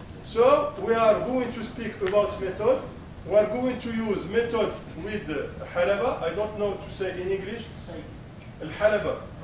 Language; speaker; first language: English; non-native, learner; Arabic